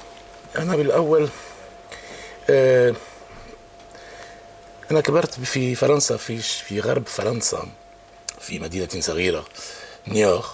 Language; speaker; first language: Arabic; non-native, fluent; French